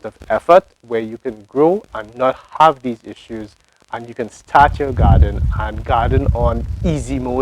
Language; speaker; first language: English; native; English